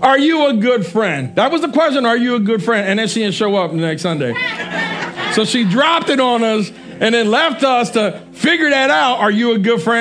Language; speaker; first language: English; native; English